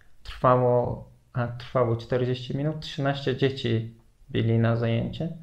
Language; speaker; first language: Polish; non-native, fluent; Turkish